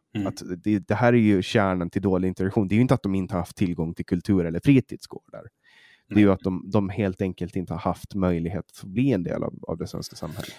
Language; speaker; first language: Swedish; native; Swedish